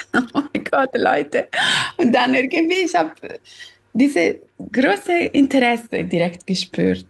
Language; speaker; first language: German; non-native, fluent; Italian